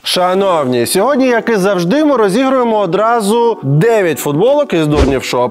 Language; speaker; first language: Ukrainian; non-native, local second language; Russian